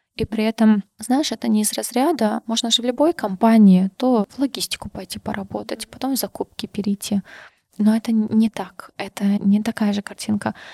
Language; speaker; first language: Russian; non-native, local second language; Karachay-Balkar